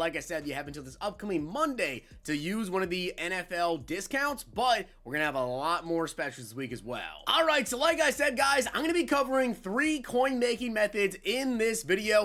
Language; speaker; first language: English; native; English